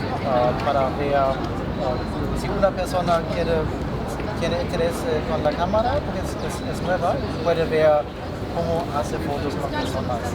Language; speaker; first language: Spanish; non-native, learner; German